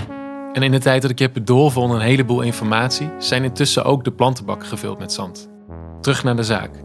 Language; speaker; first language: Dutch; native; Dutch